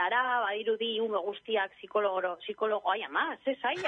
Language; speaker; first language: Basque; non-native, local second language; Spanish